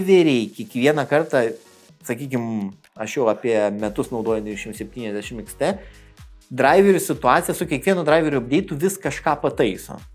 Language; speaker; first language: Lithuanian; native; Lithuanian